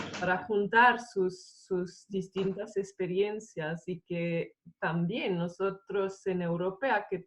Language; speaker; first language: Spanish; non-native, fluent; English